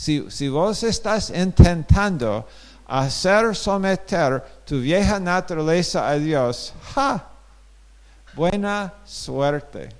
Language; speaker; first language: Spanish; non-native, fluent; English